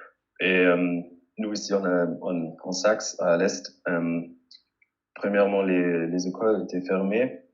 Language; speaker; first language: French; non-native, fluent; German